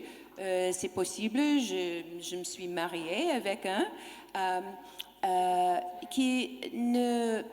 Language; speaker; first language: French; non-native, learner; English